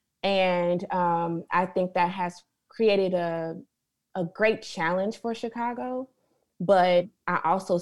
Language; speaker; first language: English; native; English